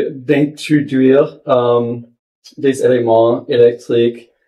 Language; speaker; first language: French; non-native, local second language; English